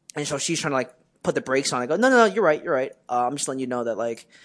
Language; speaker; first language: English; native; English